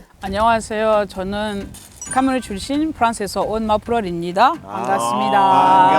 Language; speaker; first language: Korean; non-native, fluent; French